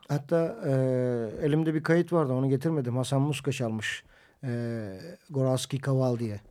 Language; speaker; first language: Turkish; native; Turkish